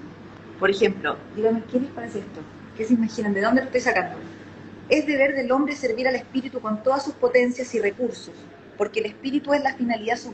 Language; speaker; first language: Spanish; native; Spanish